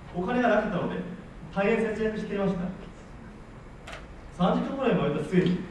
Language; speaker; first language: Japanese; non-native, fluent; Korean